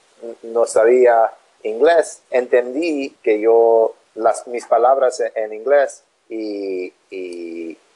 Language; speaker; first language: Spanish; non-native, learner; English